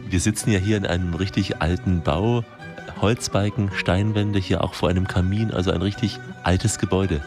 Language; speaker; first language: German; native; German